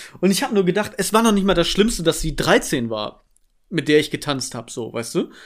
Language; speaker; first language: German; native; German